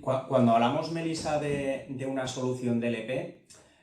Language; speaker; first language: Spanish; native; Spanish